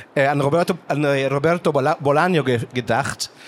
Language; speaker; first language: German; non-native, fluent; Hebrew